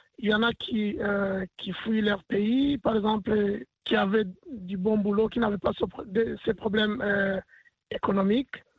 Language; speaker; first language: French; non-native, local second language; Rundi